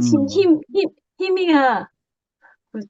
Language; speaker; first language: Korean; non-native, learner; Japanese